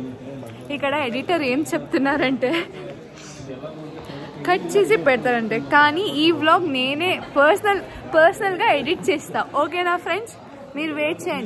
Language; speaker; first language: Telugu; non-native, local second language; Kannada